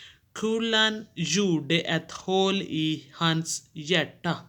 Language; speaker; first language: Swedish; non-native, fluent; Urdu